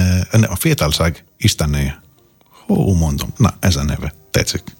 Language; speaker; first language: Hungarian; non-native, learner; Greek